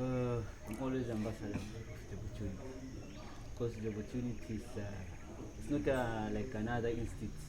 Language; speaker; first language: English; non-native, local second language; Swahili